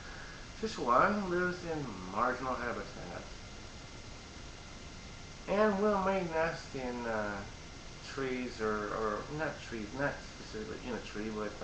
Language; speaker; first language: English; native; English